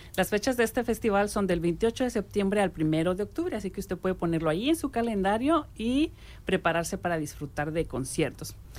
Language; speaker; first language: Spanish; native; Spanish